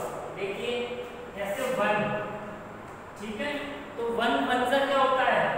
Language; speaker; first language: Hindi; native; Hindi